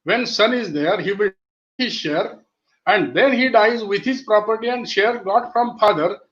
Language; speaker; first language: English; non-native, local second language; Marathi